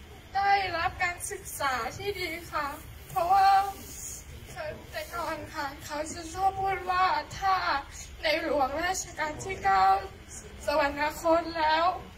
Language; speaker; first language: Thai; non-native, local second language; Hmong